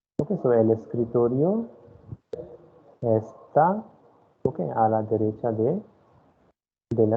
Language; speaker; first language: Spanish; non-native, fluent; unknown